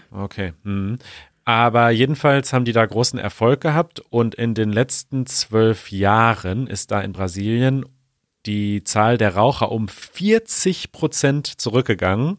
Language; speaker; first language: German; native; German